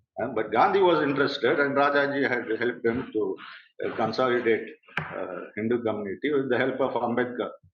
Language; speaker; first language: English; non-native, local second language; Tamil